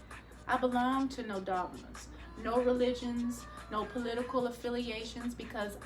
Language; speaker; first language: English; native; English